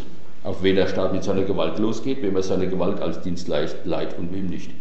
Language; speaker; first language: German; native; German